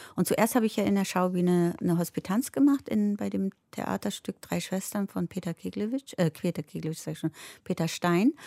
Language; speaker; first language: German; early bilingual, other home language; Turkish